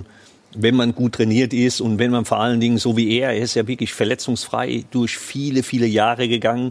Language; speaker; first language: German; native; German